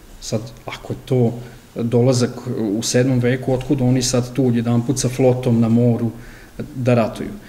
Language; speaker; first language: Serbian; early bilingual, heritage; Serbian